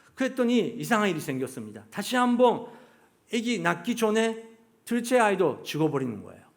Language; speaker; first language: Korean; non-native, fluent; Japanese